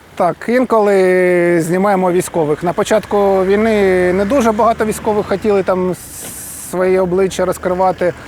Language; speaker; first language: Ukrainian; non-native, local second language; Russian